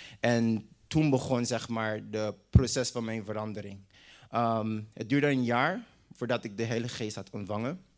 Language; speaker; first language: Dutch; non-native, local second language; English